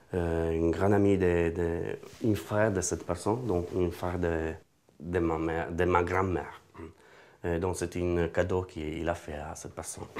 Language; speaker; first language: French; non-native, learner; Italian